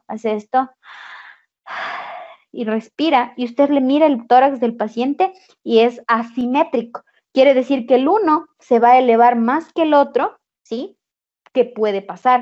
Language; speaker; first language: Spanish; native; Spanish